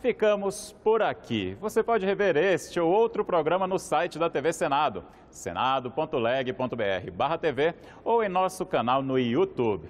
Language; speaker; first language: Portuguese; native; Portuguese